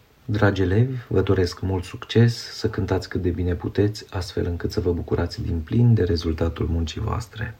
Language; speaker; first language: Romanian; native; Romanian